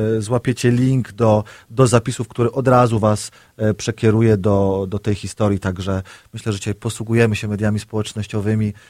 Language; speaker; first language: Polish; native; Polish